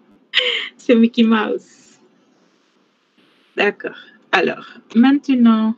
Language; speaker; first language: French; non-native, fluent; Spanish